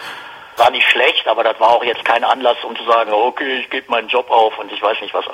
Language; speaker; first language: German; native; German